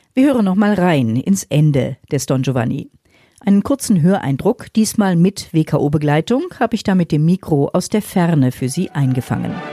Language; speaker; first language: German; native; German